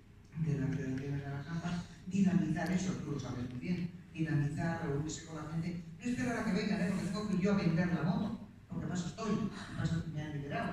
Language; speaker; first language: Spanish; native; Spanish